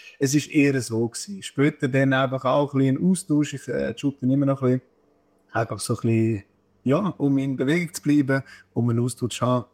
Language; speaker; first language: German; early bilingual, other home language; Croatian